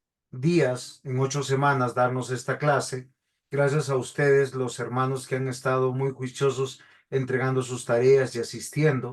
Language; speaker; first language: Spanish; native; Spanish